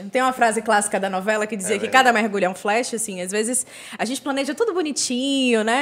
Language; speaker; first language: Portuguese; native; Portuguese